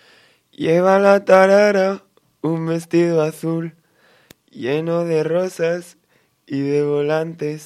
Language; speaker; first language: Spanish; early bilingual, heritage; Spanish